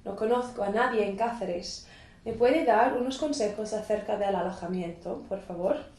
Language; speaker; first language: Spanish; non-native, fluent; English